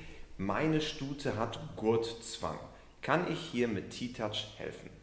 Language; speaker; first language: German; native; German